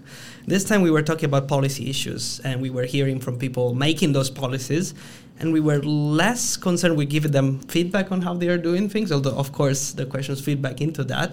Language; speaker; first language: English; non-native, fluent; Italian